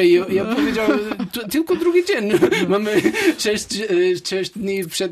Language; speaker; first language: Polish; non-native, learner; Portuguese